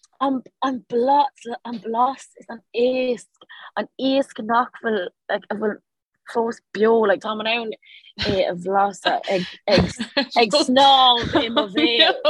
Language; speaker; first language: Irish; non-native, local second language; English